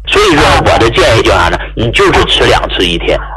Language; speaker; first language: Chinese; native; Chinese